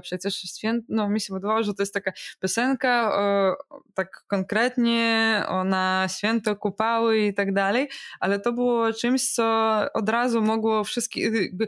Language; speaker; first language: Polish; non-native, fluent; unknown